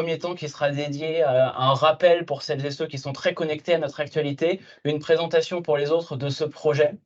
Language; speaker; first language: French; native; French